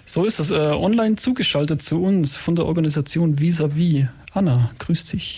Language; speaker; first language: German; native; German